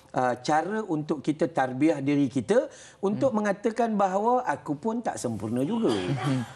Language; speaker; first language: Malay; native; Malay